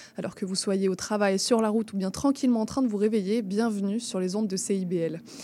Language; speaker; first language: French; native; French